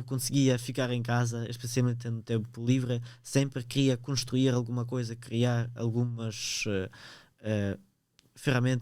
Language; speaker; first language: Portuguese; early bilingual, other home language; Ukrainian